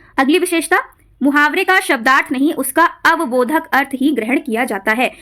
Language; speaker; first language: Hindi; native; Hindi